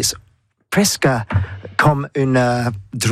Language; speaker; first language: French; non-native, learner; English